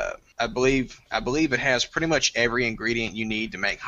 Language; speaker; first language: English; native; English